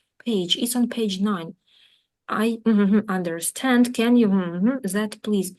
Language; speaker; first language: English; non-native, fluent; Ukrainian